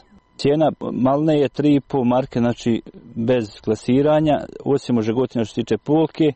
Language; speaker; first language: Croatian; native; Croatian